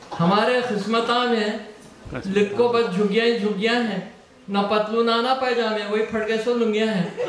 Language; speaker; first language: Urdu; native; Urdu